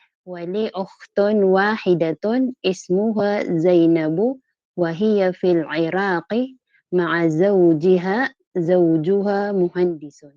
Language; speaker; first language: Arabic; non-native, learner; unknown